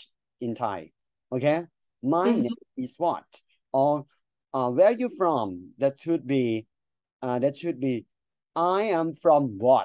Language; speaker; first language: English; non-native, fluent; Thai